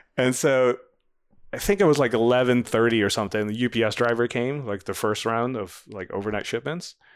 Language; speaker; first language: English; non-native, fluent; Vietnamese